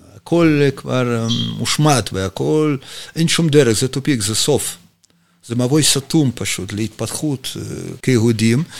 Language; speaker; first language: Hebrew; non-native, fluent; Russian